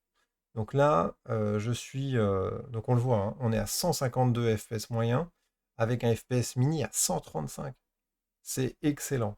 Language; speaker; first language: French; native; French